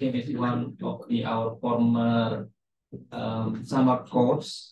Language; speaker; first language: English; non-native, fluent; Indonesian